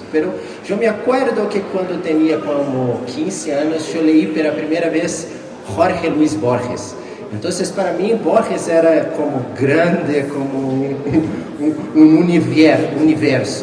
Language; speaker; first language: Spanish; non-native, fluent; Portuguese